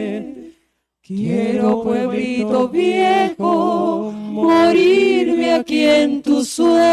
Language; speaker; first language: Spanish; native; Spanish